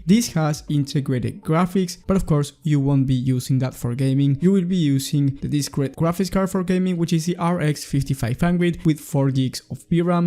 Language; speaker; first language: English; non-native, fluent; Spanish